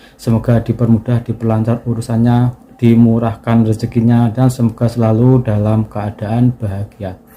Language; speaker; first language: Indonesian; native; Indonesian